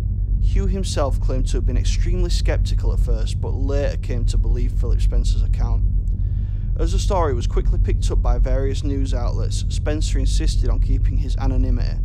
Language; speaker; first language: English; native; English